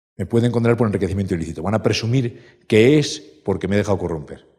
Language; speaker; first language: Spanish; native; Spanish